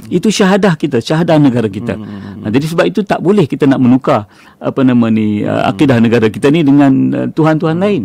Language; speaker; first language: Malay; native; Malay